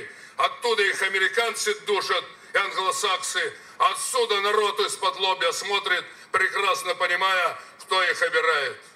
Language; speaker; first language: Russian; native; Russian